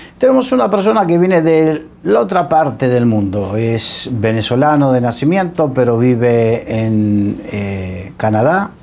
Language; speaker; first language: Spanish; native; Spanish